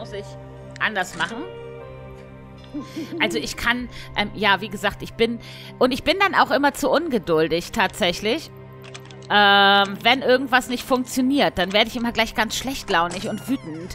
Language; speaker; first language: German; native; German